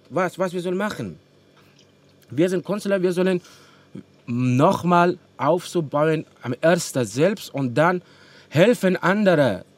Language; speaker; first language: German; non-native, learner; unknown